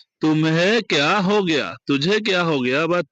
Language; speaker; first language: Hindi; non-native, fluent; Bangla